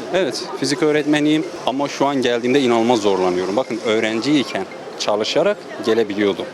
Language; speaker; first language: Turkish; native; Turkish